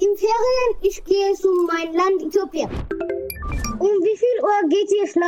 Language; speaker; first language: German; non-native, learner; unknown